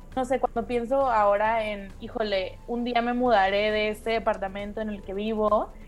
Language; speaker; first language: Spanish; native; Spanish